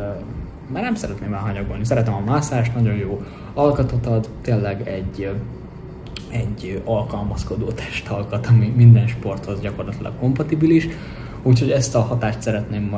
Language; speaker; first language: Hungarian; native; Hungarian